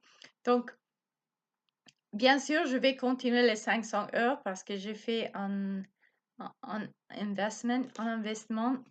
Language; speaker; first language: French; non-native, learner; Spanish